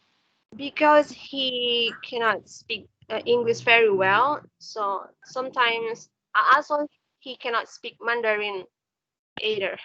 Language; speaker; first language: English; non-native, learner; Indonesian